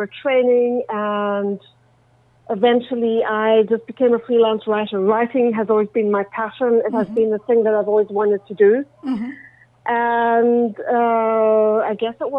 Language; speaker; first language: English; native; English